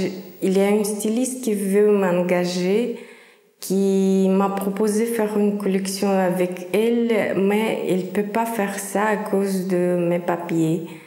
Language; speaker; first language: French; non-native, fluent; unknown